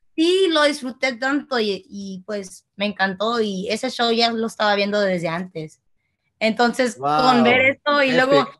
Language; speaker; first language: Spanish; early bilingual, heritage; Spanish